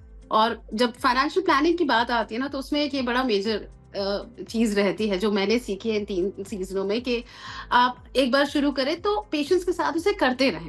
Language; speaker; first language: Hindi; native; Hindi